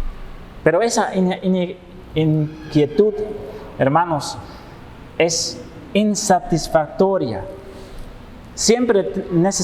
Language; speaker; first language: Spanish; non-native, fluent; Dutch